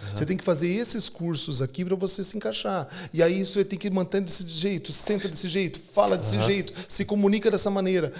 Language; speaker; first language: Portuguese; native; Portuguese